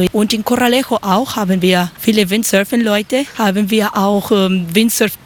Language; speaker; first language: German; non-native, learner; Spanish